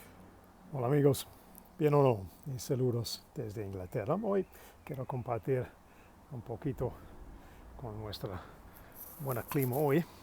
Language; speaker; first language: Spanish; non-native, learner; English